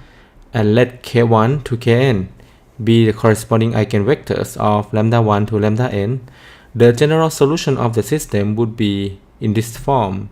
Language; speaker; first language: English; non-native, fluent; Thai